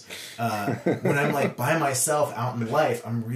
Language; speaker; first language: English; native; English